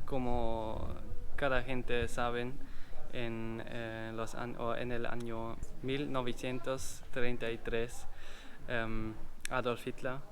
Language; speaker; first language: Spanish; non-native, learner; German